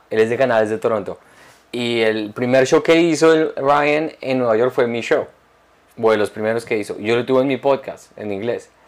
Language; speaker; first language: Spanish; early bilingual, heritage; Spanish